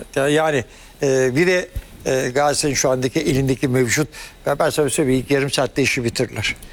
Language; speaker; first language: Turkish; early bilingual, heritage; Turkish